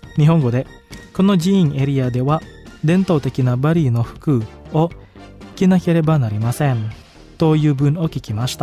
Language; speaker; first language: Japanese; non-native, fluent; Indonesian